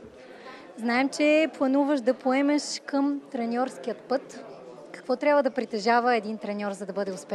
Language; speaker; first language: Bulgarian; native; Bulgarian